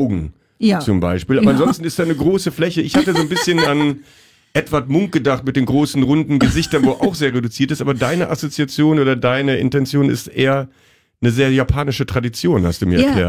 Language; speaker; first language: German; native; German